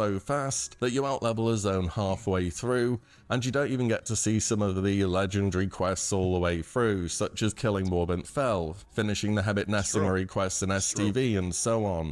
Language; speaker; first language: English; native; English